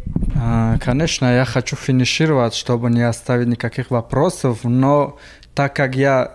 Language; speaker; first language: Russian; non-native, fluent; Tajik